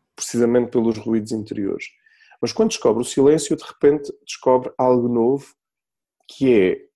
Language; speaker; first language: Portuguese; native; Portuguese